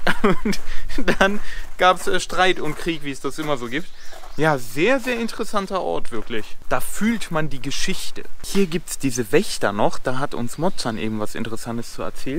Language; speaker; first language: German; native; German